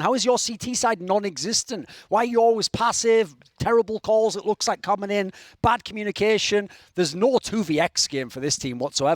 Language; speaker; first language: English; native; English